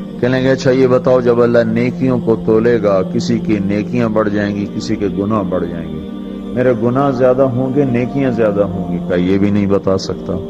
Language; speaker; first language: Urdu; non-native, local second language; Punjabi